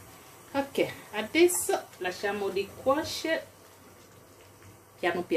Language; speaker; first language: Italian; non-native, learner; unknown